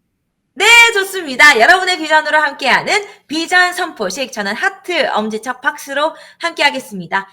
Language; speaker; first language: Korean; native; Korean